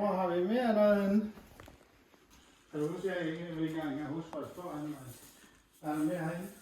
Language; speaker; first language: Danish; native; Danish